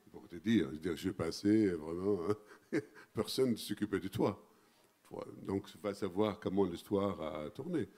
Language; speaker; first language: French; non-native, fluent; Arabic